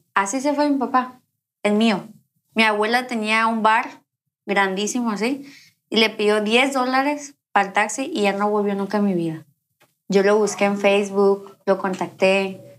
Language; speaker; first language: Spanish; native; Spanish